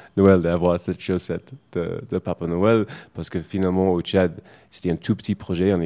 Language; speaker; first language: French; non-native, fluent; English